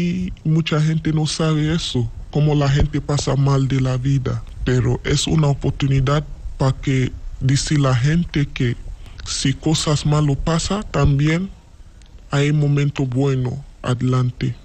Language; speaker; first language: Spanish; non-native, learner; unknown